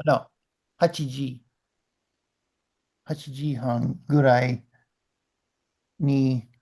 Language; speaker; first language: Japanese; non-native, learner; English